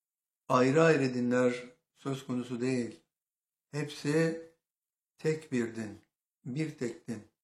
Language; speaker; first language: Turkish; native; Turkish